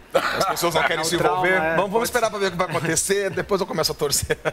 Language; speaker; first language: Portuguese; native; Portuguese